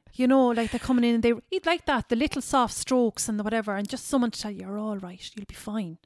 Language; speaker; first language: English; native; English